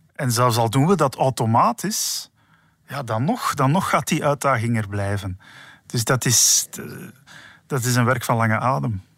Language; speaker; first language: Dutch; native; Dutch